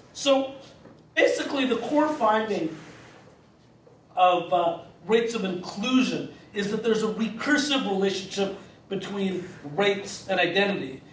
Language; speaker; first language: English; native; English